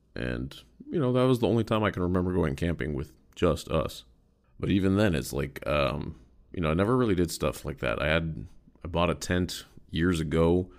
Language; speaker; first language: English; native; English